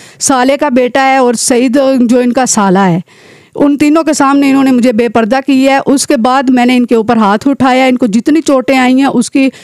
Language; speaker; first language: Urdu; non-native, local second language; Pahari-Potwari